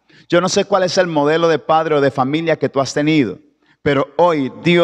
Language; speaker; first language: Spanish; native; Spanish